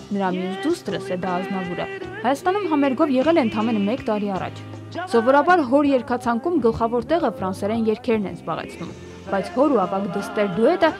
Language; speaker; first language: Armenian; native; Armenian